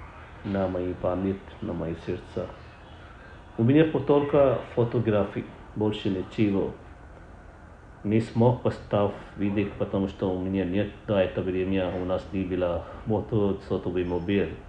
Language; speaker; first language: Russian; non-native, learner; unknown